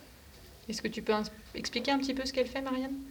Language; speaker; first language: French; native; French